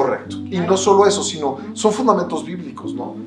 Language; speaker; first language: Spanish; native; Spanish